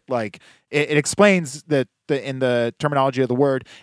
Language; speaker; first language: English; early bilingual, other home language; Hebrew